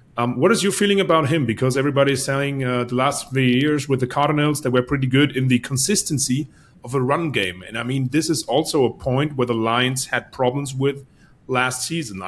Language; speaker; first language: English; non-native, fluent; German